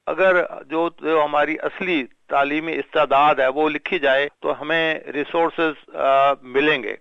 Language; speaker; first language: Urdu; non-native, local second language; Punjabi